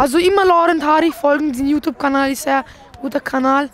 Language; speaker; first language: German; non-native, learner; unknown